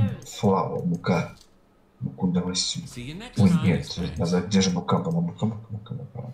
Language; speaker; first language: Russian; native; Russian